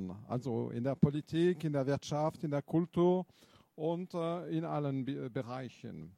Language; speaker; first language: German; non-native, fluent; French